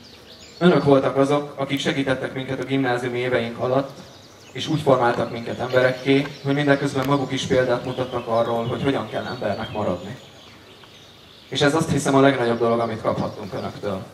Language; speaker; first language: Hungarian; native; Hungarian